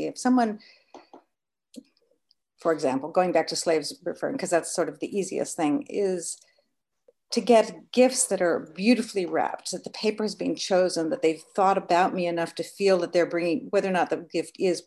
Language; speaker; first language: English; native; English